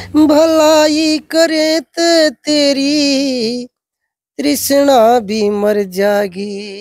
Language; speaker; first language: Hindi; native; Hindi